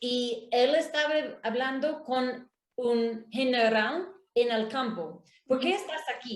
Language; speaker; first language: Spanish; non-native, learner; English